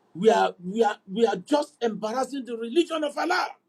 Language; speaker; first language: English; non-native, local second language; Yoruba